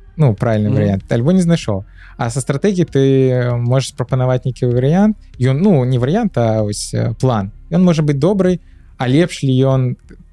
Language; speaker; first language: Belarusian; native; Belarusian